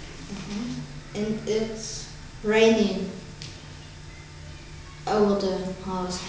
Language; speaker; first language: English; non-native, learner; German